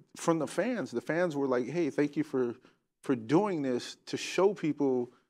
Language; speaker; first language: English; native; English